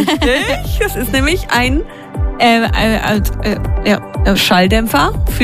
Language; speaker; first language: German; native; German